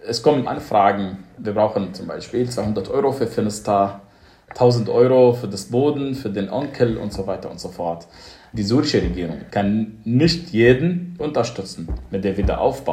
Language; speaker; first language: German; non-native, fluent; Arabic